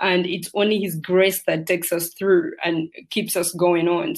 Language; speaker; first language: English; non-native, local second language; Ganda